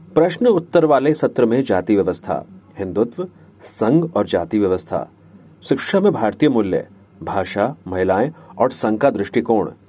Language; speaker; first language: Hindi; native; Hindi